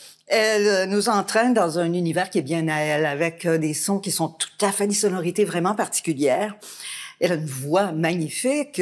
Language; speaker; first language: French; native; French